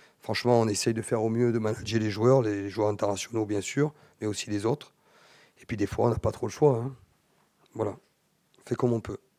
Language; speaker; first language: French; native; French